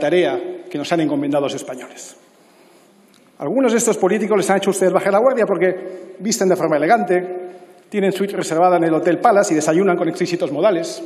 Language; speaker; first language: Spanish; native; Spanish